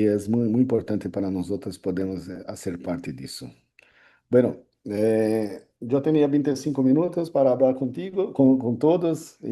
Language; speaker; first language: Spanish; non-native, learner; Portuguese